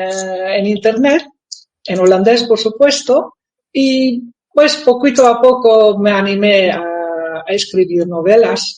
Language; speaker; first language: Spanish; non-native, fluent; Dutch